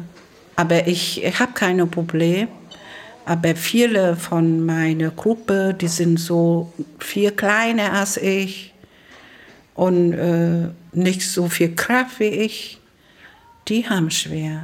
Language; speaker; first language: German; non-native, learner; Vietnamese